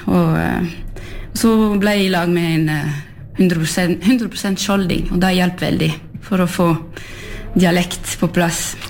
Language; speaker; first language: Norwegian; early bilingual, heritage; French